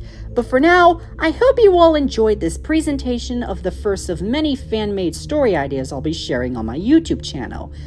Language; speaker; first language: English; native; English